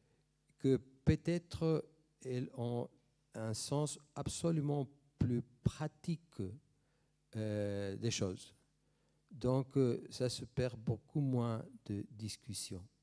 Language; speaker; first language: French; non-native, fluent; Spanish